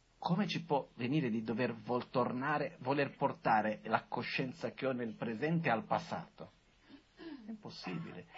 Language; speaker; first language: Italian; non-native, fluent; Portuguese